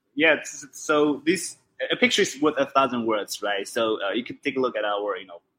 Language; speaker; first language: English; non-native, fluent; Chinese